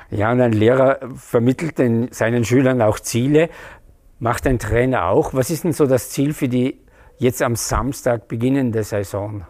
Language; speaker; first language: German; native; German